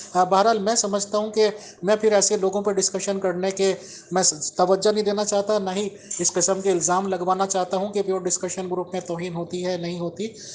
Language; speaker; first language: Urdu; native; Urdu